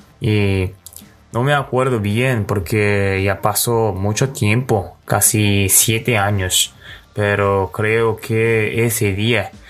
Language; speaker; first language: Spanish; non-native, learner; Korean